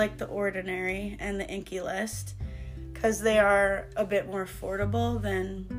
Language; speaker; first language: English; native; English